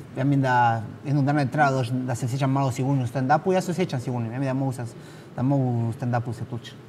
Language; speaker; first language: Bosnian; non-native, fluent; Spanish